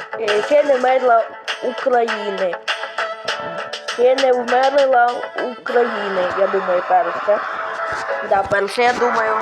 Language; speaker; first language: Ukrainian; non-native, local second language; Russian